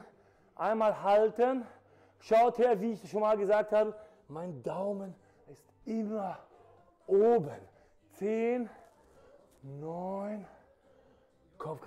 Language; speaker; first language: German; native; German